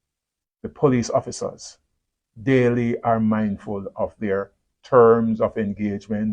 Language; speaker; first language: English; native; English